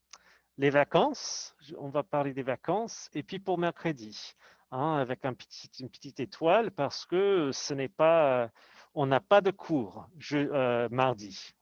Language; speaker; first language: French; non-native, fluent; English